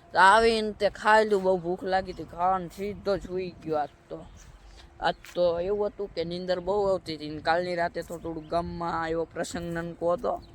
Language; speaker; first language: Gujarati; native; Gujarati